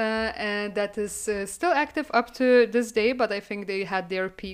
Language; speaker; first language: English; non-native, fluent; Lithuanian